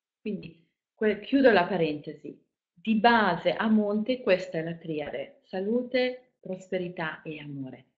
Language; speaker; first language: Italian; non-native, fluent; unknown